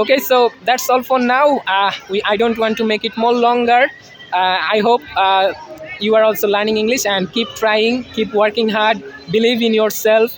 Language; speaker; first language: English; non-native, fluent; Bangla